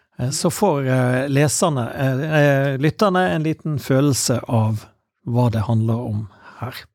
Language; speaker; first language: Norwegian; native; Norwegian